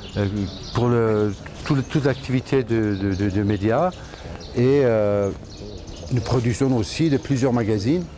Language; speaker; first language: French; non-native, fluent; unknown